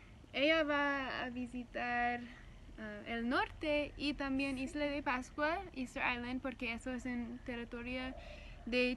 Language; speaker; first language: Spanish; non-native, learner; English